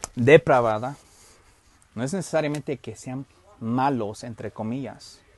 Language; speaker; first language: Spanish; early bilingual, heritage; Spanish